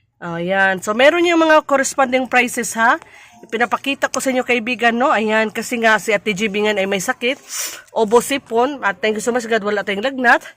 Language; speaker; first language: Filipino; non-native, local second language; Cebuano